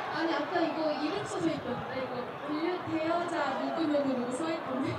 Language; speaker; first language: Korean; native; Korean